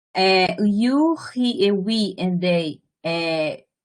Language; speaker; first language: English; non-native, fluent; Portuguese